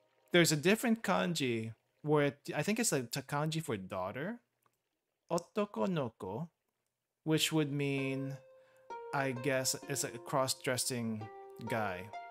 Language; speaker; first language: English; native; English